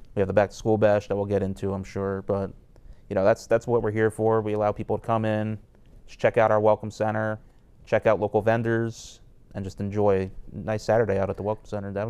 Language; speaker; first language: English; native; English